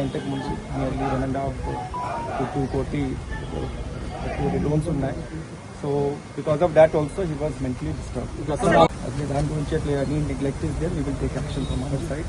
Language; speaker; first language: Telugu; non-native, local second language; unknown